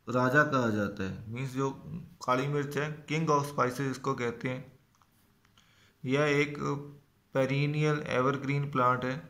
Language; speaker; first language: Hindi; non-native, local second language; Punjabi